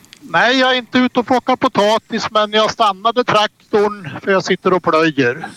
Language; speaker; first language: Swedish; native; Swedish